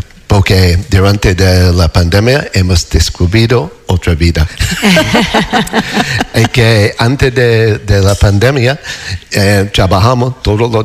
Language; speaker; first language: Spanish; non-native, fluent; English